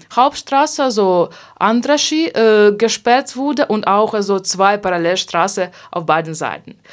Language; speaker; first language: German; non-native, fluent; Hungarian